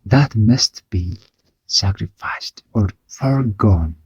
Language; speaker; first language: English; non-native, local second language; Amharic